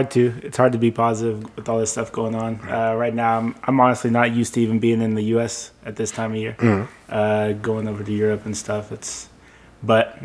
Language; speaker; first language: English; native; English